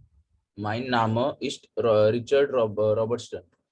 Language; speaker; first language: German; non-native, learner; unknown